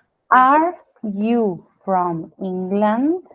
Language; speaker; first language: English; non-native, fluent; Spanish